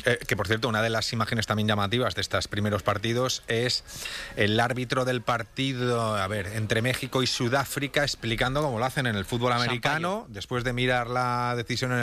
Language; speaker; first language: Spanish; native; Spanish